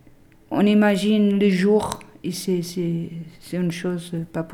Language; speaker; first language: French; non-native, learner; Portuguese